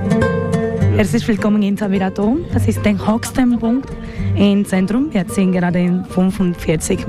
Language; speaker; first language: German; non-native, learner; Spanish